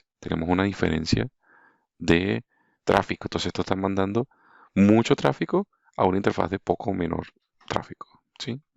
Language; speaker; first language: Spanish; native; Spanish